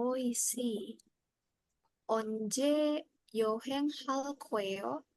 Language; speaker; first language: Korean; non-native, learner; Indonesian